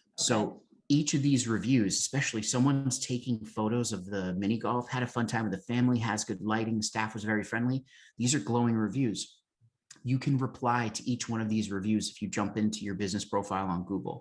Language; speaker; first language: English; native; English